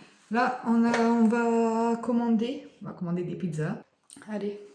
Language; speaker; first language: French; native; French